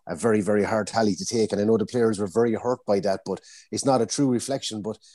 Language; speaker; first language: English; native; English